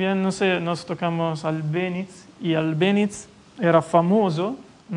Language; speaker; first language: Spanish; non-native, fluent; Italian